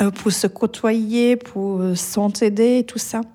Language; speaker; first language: French; non-native, fluent; Arabic